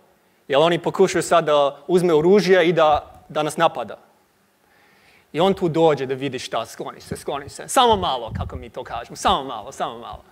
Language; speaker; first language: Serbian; non-native, learner; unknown